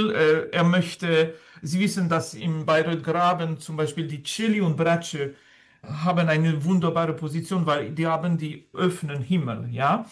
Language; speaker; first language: German; non-native, fluent; French